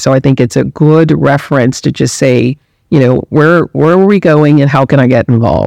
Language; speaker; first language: English; native; English